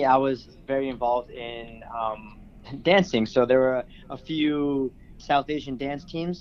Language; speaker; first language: English; native; English